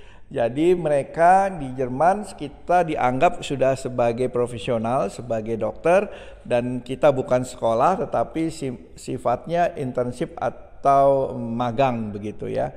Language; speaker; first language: Indonesian; native; Indonesian